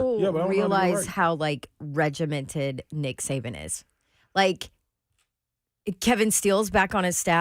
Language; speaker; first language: English; native; English